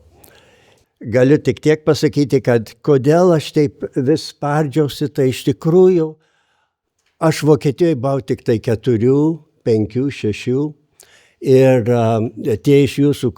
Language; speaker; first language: Lithuanian; native; Lithuanian